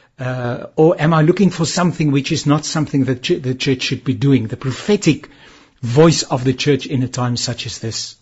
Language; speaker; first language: English; non-native, local second language; Afrikaans